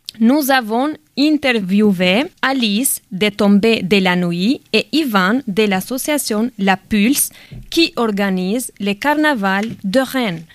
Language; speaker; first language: French; non-native, learner; Albanian